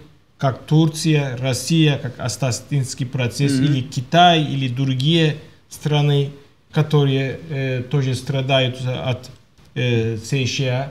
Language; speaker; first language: Russian; non-native, fluent; Turkish